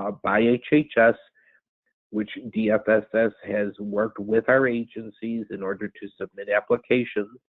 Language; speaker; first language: English; native; English